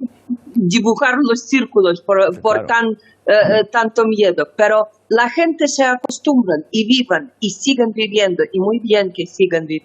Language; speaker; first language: Spanish; non-native, learner; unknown